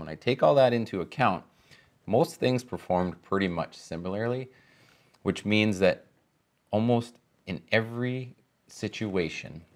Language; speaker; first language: English; native; English